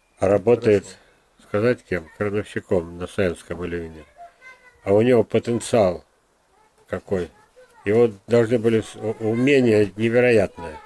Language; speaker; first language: Russian; native; Russian